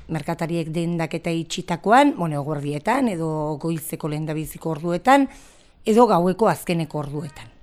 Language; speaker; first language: Basque; native; Basque